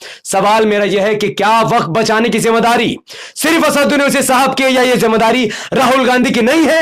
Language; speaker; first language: Hindi; native; Hindi